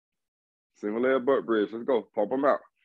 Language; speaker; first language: English; native; English